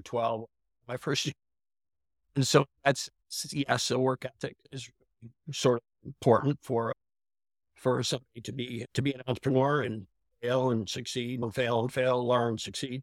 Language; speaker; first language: English; native; English